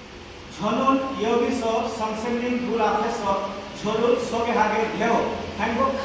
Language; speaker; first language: Korean; non-native, learner; Bangla